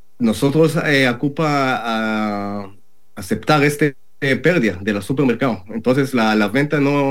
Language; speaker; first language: Spanish; non-native, learner; Hebrew